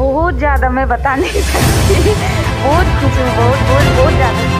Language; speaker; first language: Hindi; non-native, local second language; Manipuri